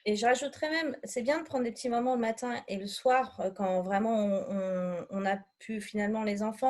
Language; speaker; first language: French; native; French